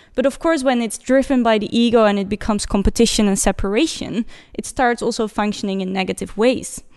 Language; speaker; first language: English; non-native, fluent; Dutch